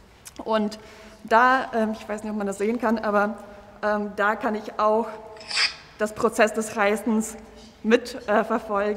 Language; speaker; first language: German; native; German